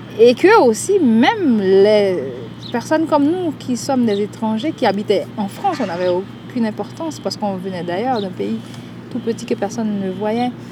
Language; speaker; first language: French; non-native, local second language; Haitian Creole